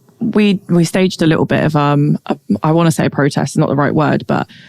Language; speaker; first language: English; native; English